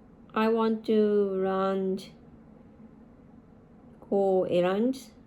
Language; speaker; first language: English; non-native, learner; Japanese